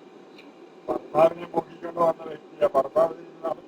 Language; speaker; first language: Malayalam; native; Malayalam